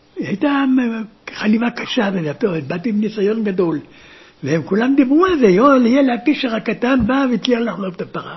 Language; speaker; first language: Hebrew; early bilingual, other home language; German